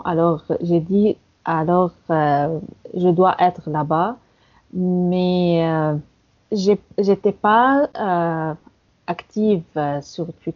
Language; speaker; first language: French; non-native, fluent; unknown